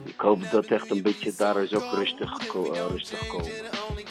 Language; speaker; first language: Dutch; non-native, learner; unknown